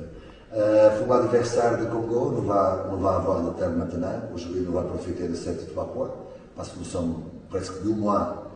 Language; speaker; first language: French; non-native, learner; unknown